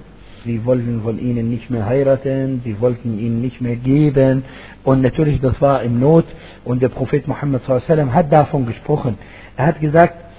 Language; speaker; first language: German; non-native, fluent; Arabic